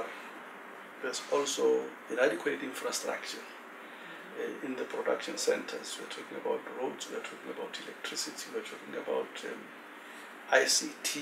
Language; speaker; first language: English; non-native, local second language; Tswana